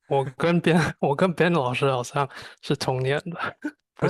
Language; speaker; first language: Chinese; non-native, fluent; English